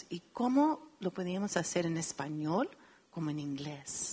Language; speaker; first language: Spanish; early bilingual, heritage; Spanish